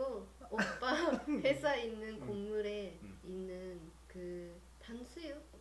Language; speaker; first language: Korean; non-native, learner; Japanese